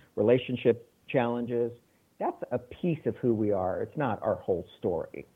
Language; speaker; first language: English; native; English